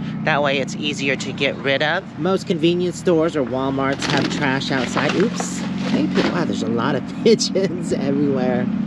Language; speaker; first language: English; native; English